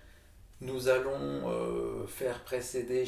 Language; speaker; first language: French; native; French